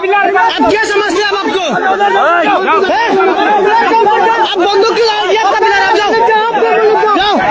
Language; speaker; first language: Hindi; non-native, learner; Bangla